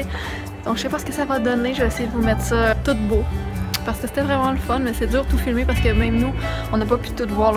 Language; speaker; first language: French; native; French